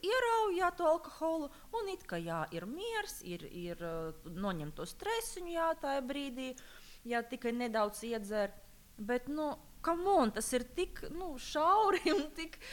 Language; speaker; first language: Latvian; non-native, local second language; Russian